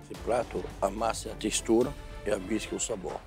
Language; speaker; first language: Portuguese; non-native, fluent; French